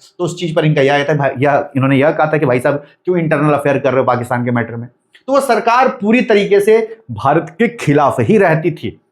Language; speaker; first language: Hindi; native; Hindi